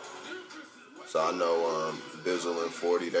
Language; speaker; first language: English; native; English